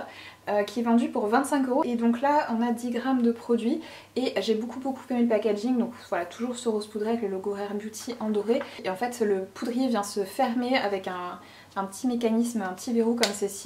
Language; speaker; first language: French; native; French